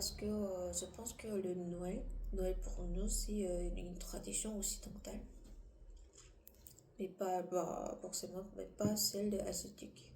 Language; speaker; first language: French; non-native, learner; Korean